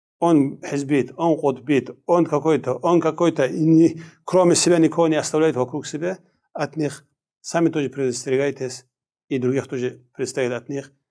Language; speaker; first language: Russian; non-native, local second language; Kumyk